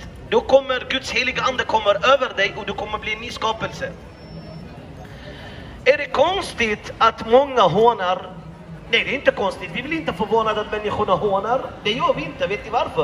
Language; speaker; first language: Swedish; non-native, fluent; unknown